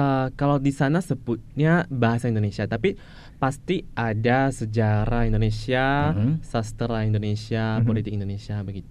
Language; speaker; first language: Indonesian; non-native, fluent; Chinese